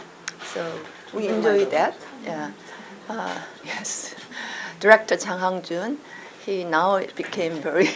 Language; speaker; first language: English; non-native, learner; Korean